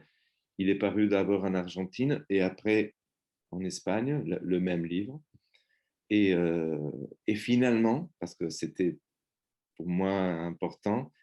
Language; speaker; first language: French; non-native, fluent; Spanish